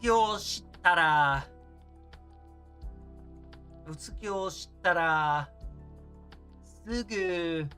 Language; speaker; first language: Japanese; non-native, learner; English